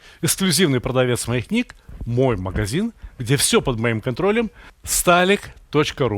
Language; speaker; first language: Russian; native; Russian